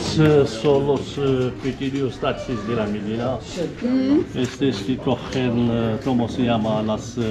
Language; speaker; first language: Spanish; non-native, fluent; Arabic